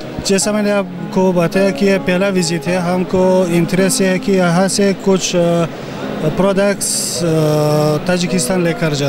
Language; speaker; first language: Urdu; non-native, fluent; Tajik